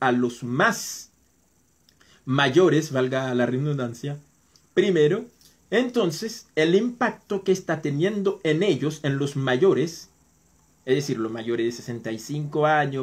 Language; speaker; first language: Spanish; non-native, fluent; Haitian Creole